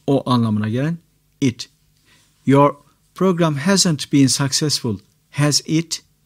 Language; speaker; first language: English; non-native, fluent; Turkish